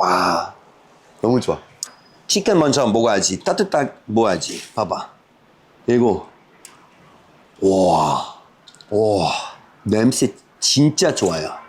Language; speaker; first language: Korean; non-native, fluent; French